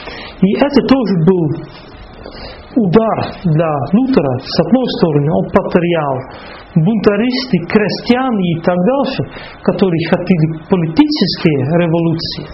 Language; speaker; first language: Russian; non-native, fluent; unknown